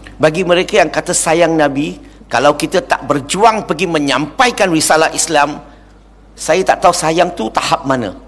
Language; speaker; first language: Malay; non-native, local second language; Chinese